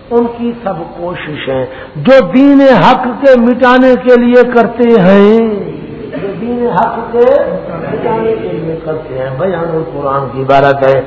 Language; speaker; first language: Urdu; non-native, local second language; Pashto